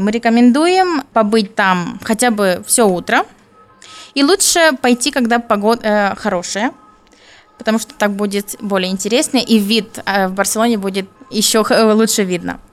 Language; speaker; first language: Russian; non-native, learner; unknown